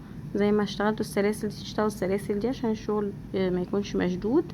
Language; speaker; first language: Arabic; native; Arabic